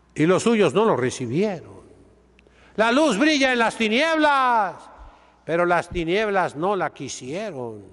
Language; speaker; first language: Spanish; native; Spanish